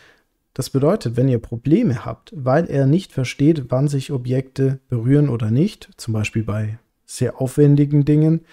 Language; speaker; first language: German; native; German